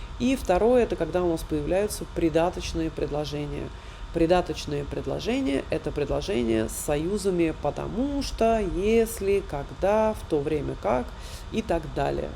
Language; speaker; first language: Russian; native; Russian